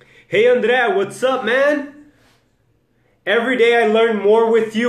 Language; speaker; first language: English; non-native, fluent; Portuguese